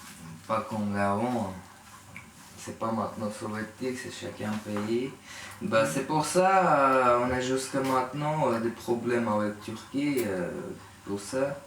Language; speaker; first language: French; non-native, learner; Armenian